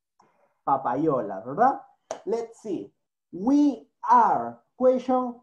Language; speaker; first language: English; non-native, learner; Spanish